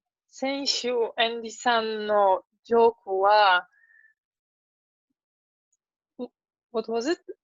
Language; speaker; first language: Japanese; non-native, learner; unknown